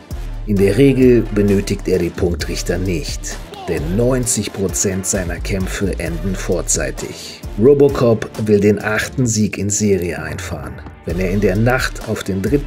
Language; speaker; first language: German; native; German